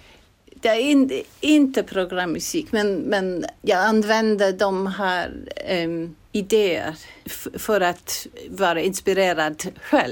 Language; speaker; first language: Swedish; non-native, fluent; English